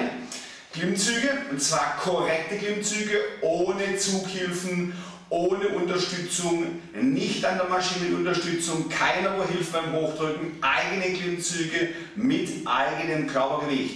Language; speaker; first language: German; native; German